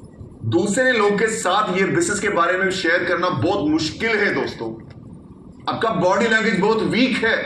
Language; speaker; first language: Hindi; non-native, local second language; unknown